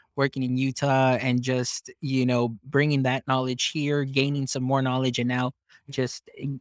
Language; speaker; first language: English; early bilingual, other home language; Spanish